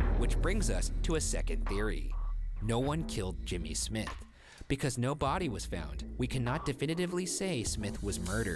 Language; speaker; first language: English; native; English